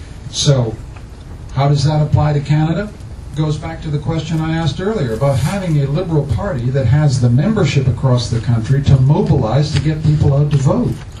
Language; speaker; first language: English; native; English